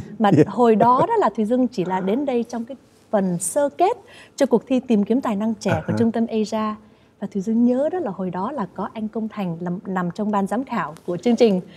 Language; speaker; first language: Vietnamese; early bilingual, heritage; Vietnamese